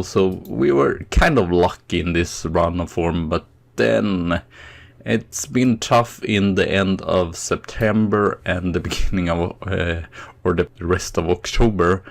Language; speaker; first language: English; non-native, fluent; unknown